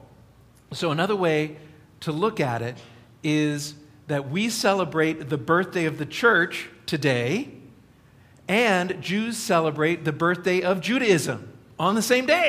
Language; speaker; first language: English; native; English